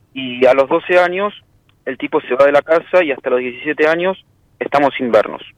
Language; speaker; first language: Spanish; native; Spanish